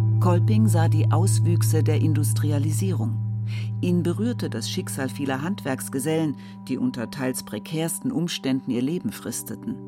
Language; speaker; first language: German; native; German